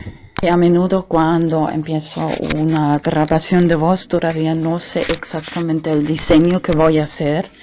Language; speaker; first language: Spanish; non-native, fluent; German